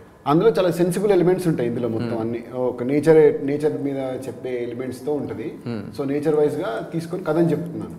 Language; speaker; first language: Telugu; native; Telugu